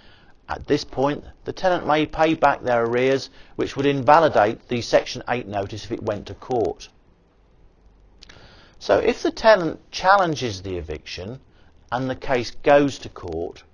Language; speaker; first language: English; native; English